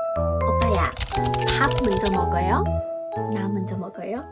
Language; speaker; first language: Korean; non-native, fluent; Chinese